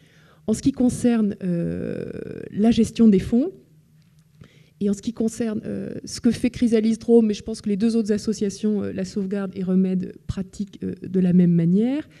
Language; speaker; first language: French; native; French